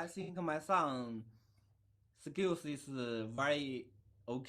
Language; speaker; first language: English; non-native, learner; Chinese